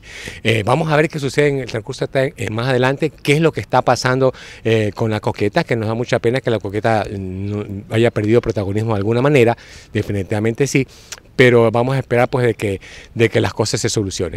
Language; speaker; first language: Spanish; native; Spanish